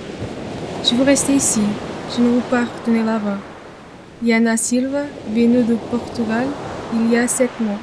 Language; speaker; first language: French; non-native, learner; Portuguese